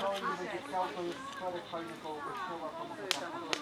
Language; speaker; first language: Polish; native; Polish